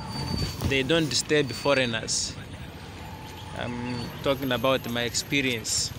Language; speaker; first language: English; non-native, fluent; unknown